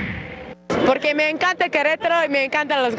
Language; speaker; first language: Spanish; non-native, fluent; English